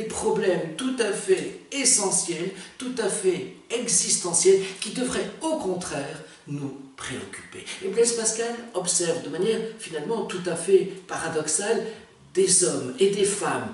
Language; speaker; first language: French; native; French